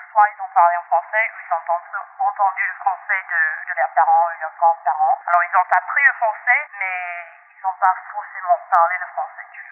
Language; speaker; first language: French; non-native, local second language; English